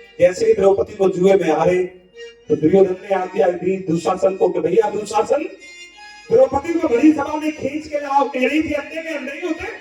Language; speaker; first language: Hindi; native; Hindi